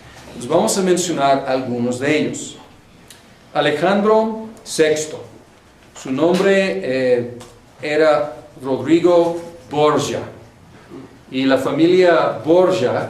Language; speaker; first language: Spanish; non-native, fluent; English